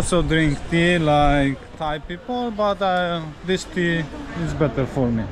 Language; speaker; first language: English; non-native, learner; Polish